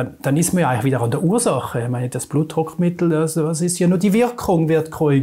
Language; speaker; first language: German; native; German